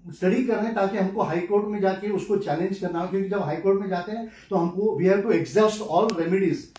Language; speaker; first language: Hindi; non-native, local second language; Marathi